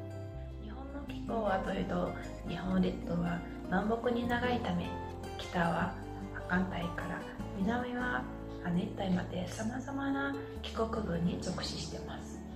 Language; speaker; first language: Japanese; non-native, fluent; Mongolian